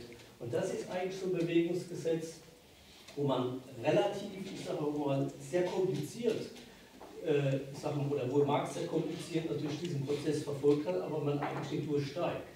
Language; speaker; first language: German; native; German